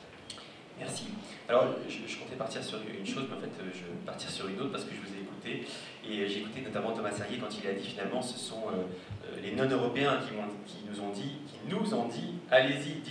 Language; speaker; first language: French; native; French